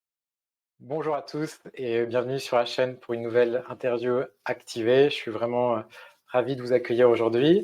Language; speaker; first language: French; native; French